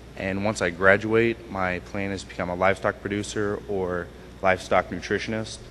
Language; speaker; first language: English; native; English